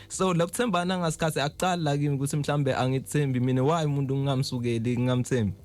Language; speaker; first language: Zulu; non-native, local second language; Swati